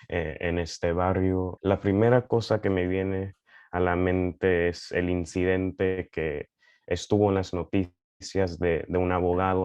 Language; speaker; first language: Spanish; early bilingual, heritage; Spanish